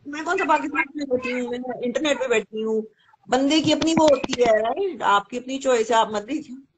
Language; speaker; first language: Urdu; native; Urdu